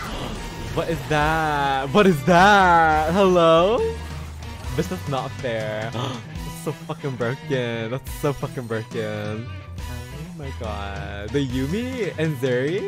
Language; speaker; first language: English; native; English